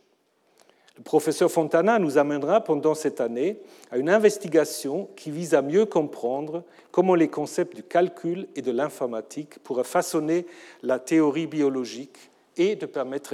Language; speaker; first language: French; non-native, fluent; German